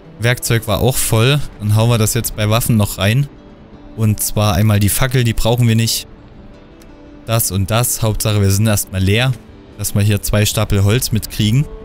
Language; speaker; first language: German; native; German